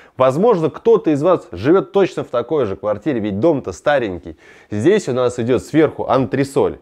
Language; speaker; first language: Russian; native; Russian